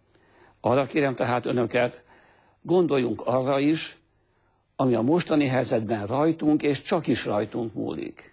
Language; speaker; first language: Hungarian; native; Hungarian